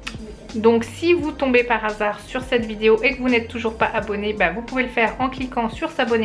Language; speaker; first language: French; native; French